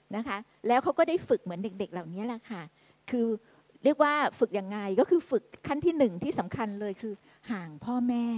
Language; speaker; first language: Thai; native; Thai